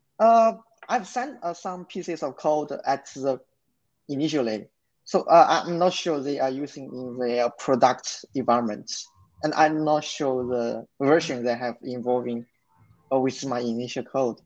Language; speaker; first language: English; non-native, learner; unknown